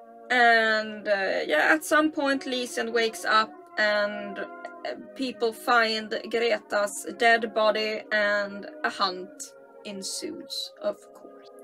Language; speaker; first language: English; non-native, fluent; Swedish